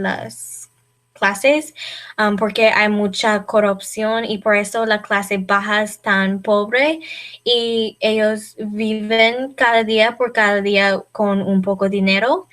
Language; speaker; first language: Spanish; non-native, learner; English